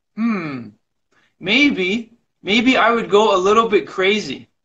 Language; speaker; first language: English; native; English